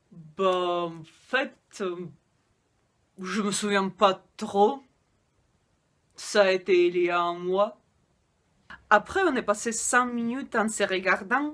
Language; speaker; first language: French; non-native, fluent; Russian